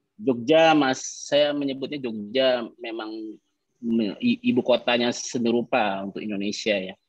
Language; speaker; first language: Indonesian; non-native, local second language; Minangkabau